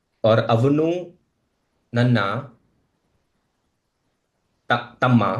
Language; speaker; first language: Kannada; non-native, learner; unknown